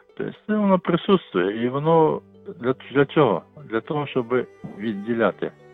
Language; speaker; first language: Ukrainian; non-native, local second language; Russian